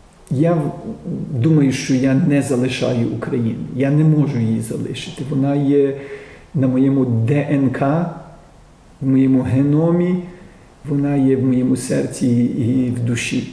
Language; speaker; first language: Ukrainian; early bilingual, heritage; Ukrainian